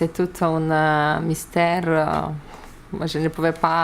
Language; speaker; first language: French; non-native, learner; Lithuanian